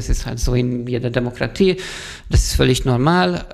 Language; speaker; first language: German; non-native, fluent; Hungarian